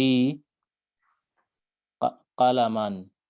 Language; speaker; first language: Arabic; non-native, learner; English